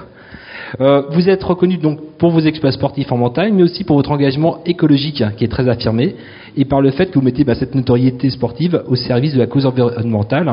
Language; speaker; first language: French; native; French